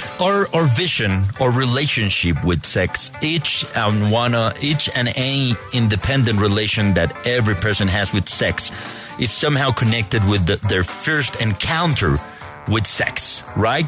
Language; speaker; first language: English; non-native, fluent; Spanish